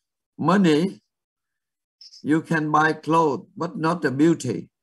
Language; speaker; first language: English; non-native, learner; Vietnamese